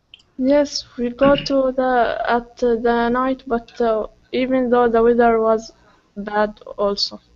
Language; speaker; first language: English; non-native, learner; Arabic